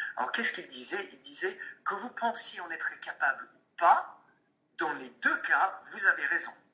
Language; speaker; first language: French; non-native, fluent; English